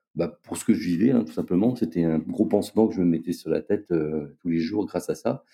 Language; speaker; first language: French; native; French